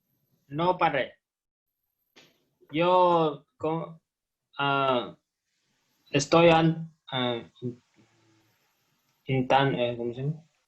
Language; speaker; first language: Spanish; non-native, learner; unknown